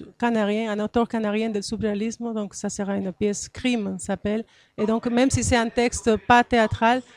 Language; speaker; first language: French; non-native, fluent; Spanish